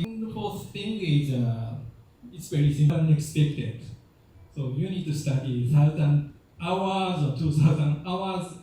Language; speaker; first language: English; non-native, fluent; Japanese